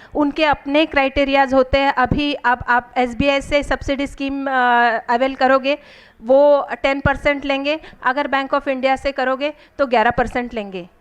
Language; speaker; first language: Hindi; non-native, local second language; Marathi